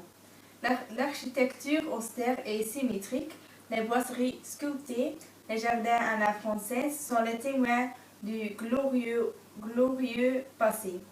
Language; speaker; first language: French; non-native, learner; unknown